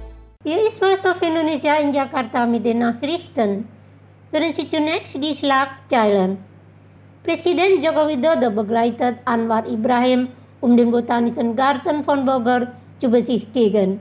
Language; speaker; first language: German; non-native, fluent; Indonesian